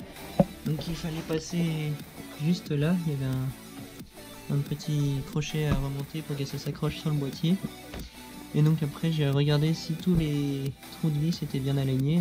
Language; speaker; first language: French; native; French